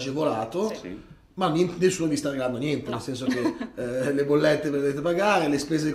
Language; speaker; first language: Italian; native; Italian